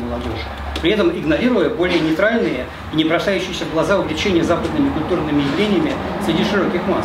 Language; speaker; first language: Russian; native; Russian